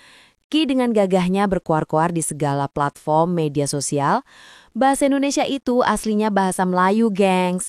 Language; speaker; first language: Indonesian; native; Indonesian